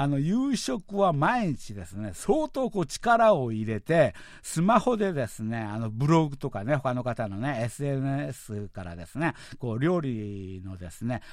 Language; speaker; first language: Japanese; non-native, fluent; Korean